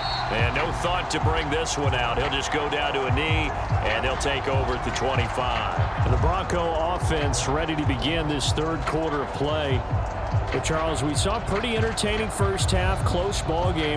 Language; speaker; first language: English; native; English